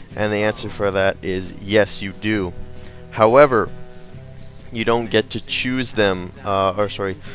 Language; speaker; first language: English; native; English